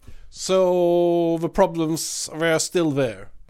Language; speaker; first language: English; non-native, fluent; Swedish